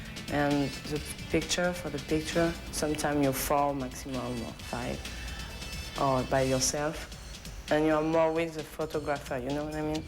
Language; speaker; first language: English; non-native, learner; French